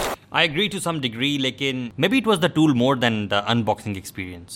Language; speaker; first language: English; non-native, local second language; Urdu